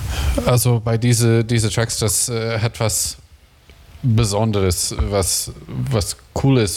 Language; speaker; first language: German; non-native, learner; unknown